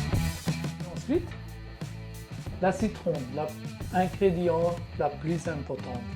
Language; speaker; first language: French; non-native, learner; German